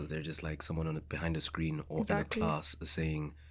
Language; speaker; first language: English; non-native, local second language; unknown